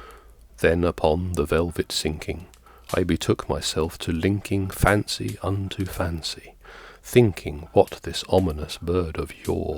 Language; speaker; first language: English; native; English